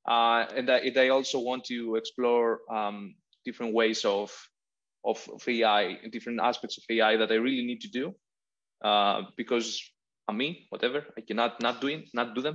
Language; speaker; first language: English; non-native, fluent; Greek